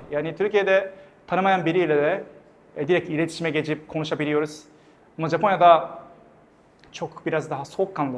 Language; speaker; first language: Turkish; non-native, fluent; Japanese